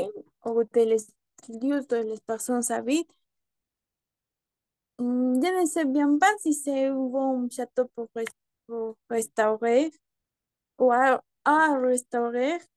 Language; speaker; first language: French; non-native, learner; Spanish